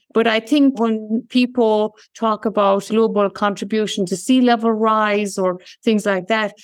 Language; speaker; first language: English; native; English